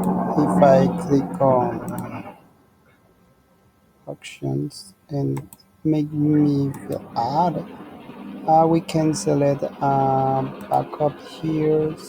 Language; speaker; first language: English; non-native, learner; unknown